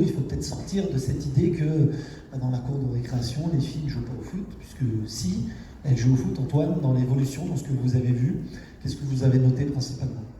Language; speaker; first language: French; native; French